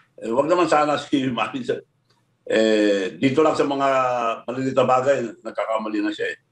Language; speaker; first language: Filipino; non-native, local second language; Iloko